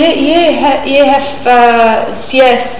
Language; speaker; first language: Icelandic; non-native, learner; English